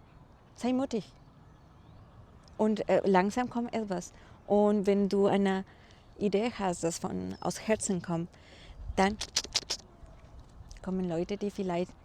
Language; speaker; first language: German; non-native, fluent; Spanish